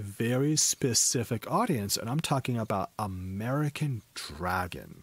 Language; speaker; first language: English; native; English